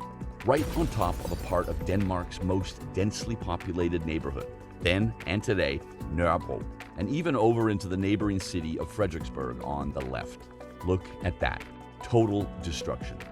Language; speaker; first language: English; native; English